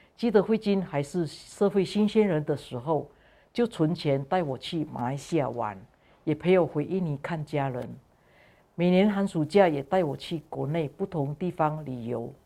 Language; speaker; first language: Chinese; non-native, fluent; Indonesian